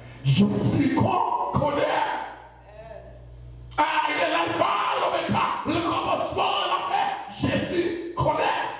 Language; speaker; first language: French; non-native, local second language; Haitian Creole